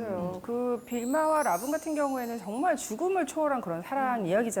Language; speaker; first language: Korean; native; Korean